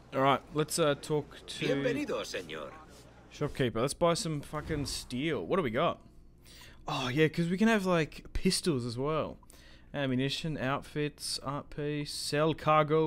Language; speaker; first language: English; native; English